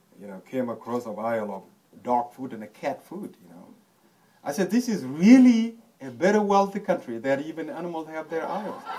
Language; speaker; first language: English; non-native, fluent; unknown